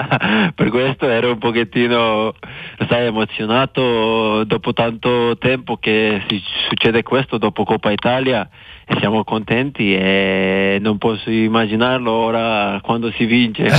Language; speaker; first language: Italian; non-native, fluent; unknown